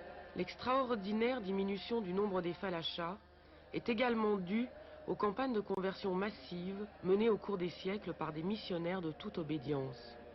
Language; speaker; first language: French; native; French